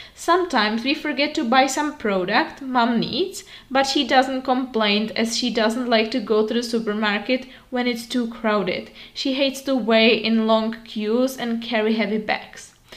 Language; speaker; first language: English; non-native, fluent; Czech